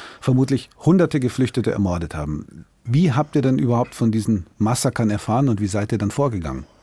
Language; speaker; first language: German; native; German